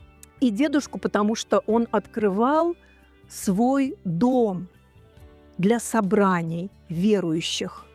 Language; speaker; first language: Russian; native; Russian